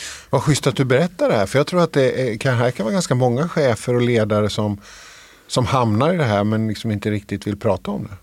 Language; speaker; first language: Swedish; native; Swedish